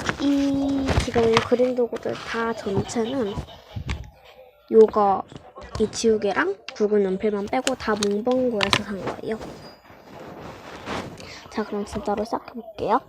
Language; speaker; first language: Korean; native; Korean